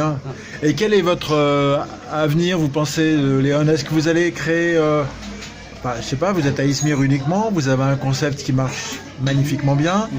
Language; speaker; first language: French; native; French